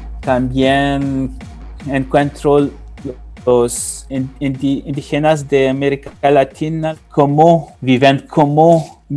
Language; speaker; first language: Spanish; non-native, learner; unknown